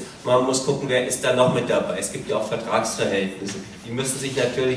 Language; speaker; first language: German; native; German